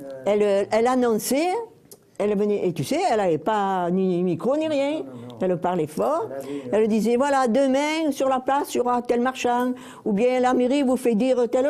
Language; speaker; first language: French; native; French